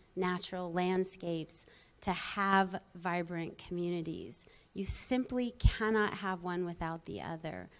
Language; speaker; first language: English; native; English